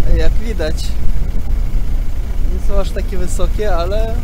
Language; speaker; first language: Polish; non-native, learner; Russian